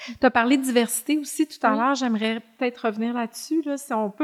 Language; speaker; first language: French; native; French